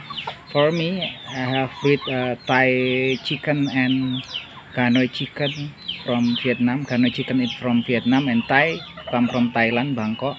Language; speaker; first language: English; non-native, learner; Indonesian